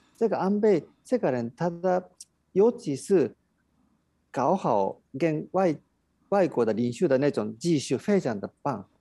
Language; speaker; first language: Chinese; non-native, fluent; Japanese